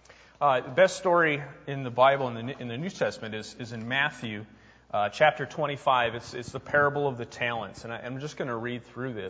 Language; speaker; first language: English; native; English